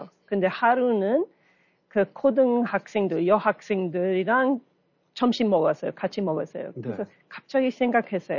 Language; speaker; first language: Korean; non-native, learner; English